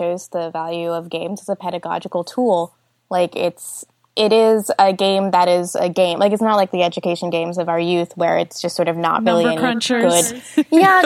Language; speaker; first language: English; native; English